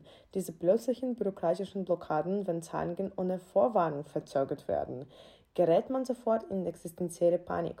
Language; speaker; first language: German; non-native, fluent; Ukrainian